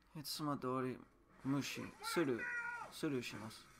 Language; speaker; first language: Japanese; non-native, learner; English